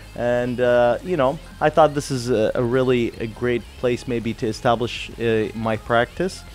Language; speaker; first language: English; non-native, fluent; Arabic